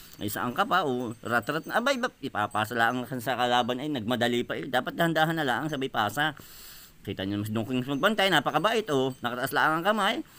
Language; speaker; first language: Filipino; native; Filipino